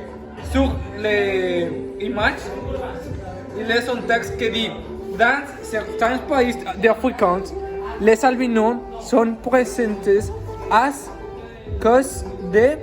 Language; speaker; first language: French; non-native, learner; Spanish